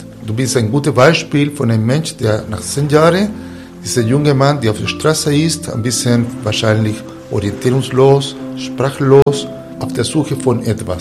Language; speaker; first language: German; non-native, fluent; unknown